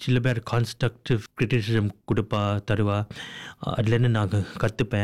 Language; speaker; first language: Tamil; early bilingual, heritage; Tamil